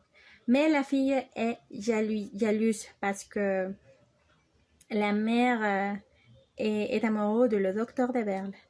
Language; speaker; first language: French; non-native, learner; Spanish